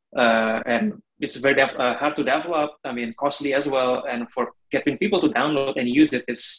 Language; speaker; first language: English; non-native, fluent; Indonesian